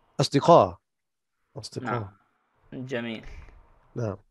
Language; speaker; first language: Arabic; non-native, learner; English